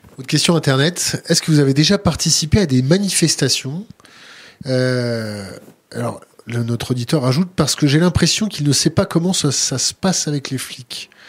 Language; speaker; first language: French; native; French